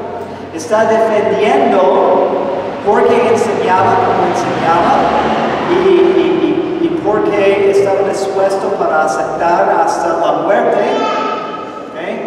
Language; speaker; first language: Spanish; non-native, fluent; English